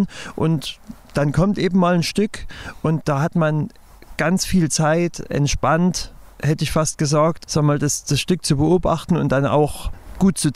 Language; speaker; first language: German; native; German